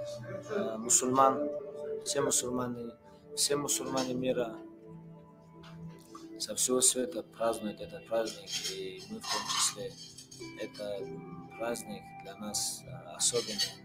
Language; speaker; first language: Russian; non-native, local second language; Avaric